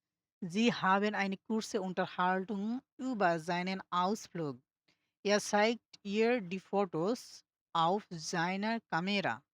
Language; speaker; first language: German; non-native, learner; Bangla